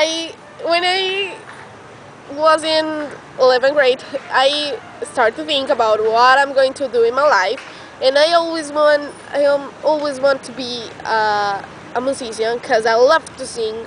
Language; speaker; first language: English; non-native, learner; Spanish